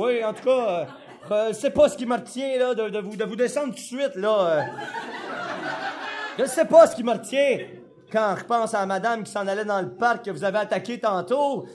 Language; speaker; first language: French; native; French